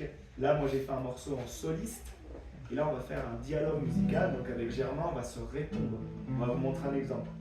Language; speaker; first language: French; native; French